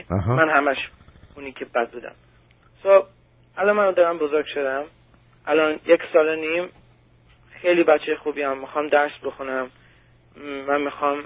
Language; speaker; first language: Persian; early bilingual, heritage; Persian